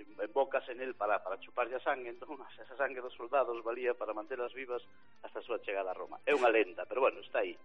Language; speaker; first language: Galician; native; Galician